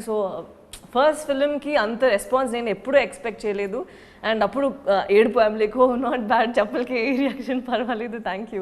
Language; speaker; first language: Telugu; non-native, learner; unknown